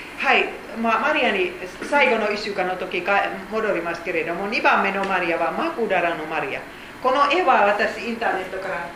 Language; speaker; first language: Japanese; non-native, fluent; Finnish